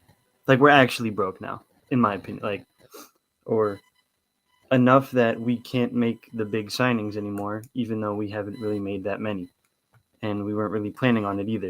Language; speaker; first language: English; native; English